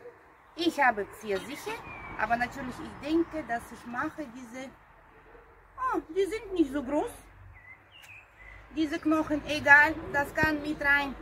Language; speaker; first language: German; non-native, fluent; Russian